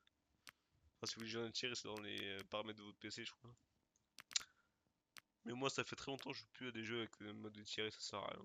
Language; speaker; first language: French; native; French